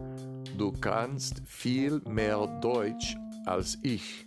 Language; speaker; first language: German; non-native, learner; Spanish